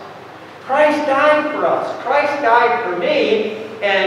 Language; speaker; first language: English; native; English